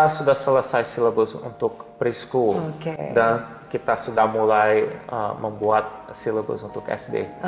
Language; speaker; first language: Indonesian; non-native, learner; Portuguese